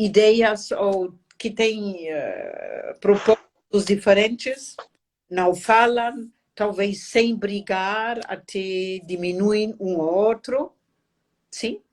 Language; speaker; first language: Portuguese; non-native, fluent; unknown